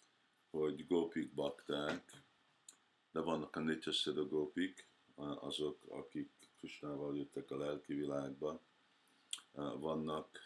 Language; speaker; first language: Hungarian; early bilingual, heritage; Hungarian